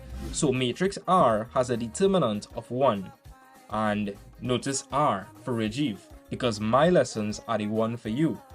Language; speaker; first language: English; native; English